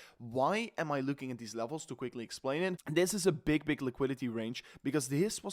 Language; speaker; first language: English; non-native, fluent; Dutch